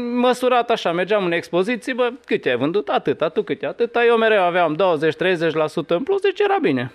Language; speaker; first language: Romanian; non-native, local second language; Hungarian